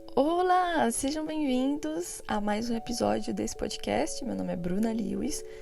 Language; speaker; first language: Portuguese; native; Portuguese